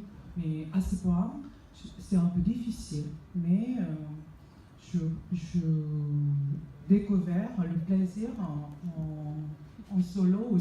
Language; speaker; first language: French; non-native, fluent; Korean